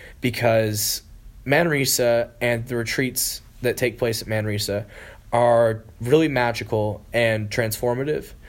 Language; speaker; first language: English; native; English